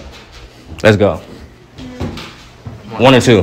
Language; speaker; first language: English; native; English